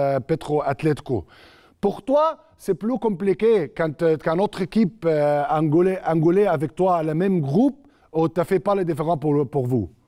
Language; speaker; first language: French; non-native, learner; Arabic